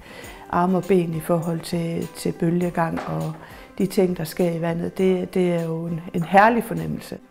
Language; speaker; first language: Danish; native; Danish